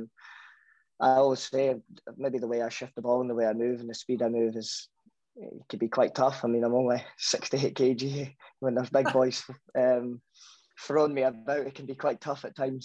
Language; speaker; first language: English; native; English